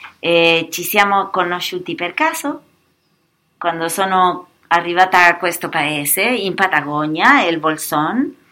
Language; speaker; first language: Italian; non-native, fluent; Spanish